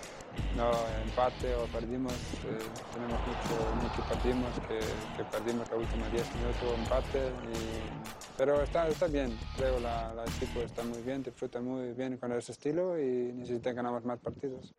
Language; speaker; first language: Spanish; non-native, learner; Danish